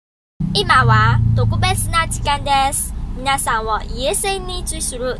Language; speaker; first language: Japanese; non-native, learner; Chinese